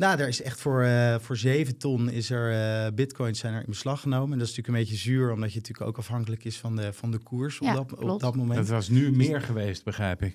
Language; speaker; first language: Dutch; native; Dutch